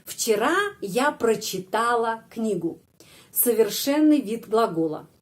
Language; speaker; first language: Russian; non-native, fluent; Indonesian